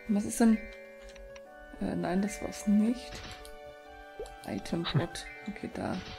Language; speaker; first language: German; native; German